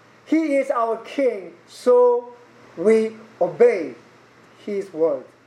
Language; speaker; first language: English; non-native, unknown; Korean